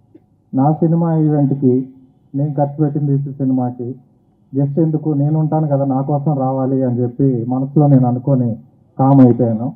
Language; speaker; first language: Telugu; native; Telugu